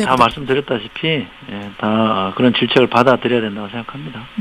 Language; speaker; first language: Korean; native; Korean